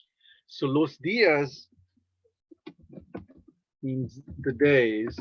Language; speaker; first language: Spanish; non-native, fluent; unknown